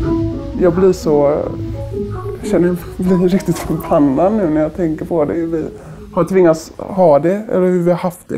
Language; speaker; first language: Swedish; native; Swedish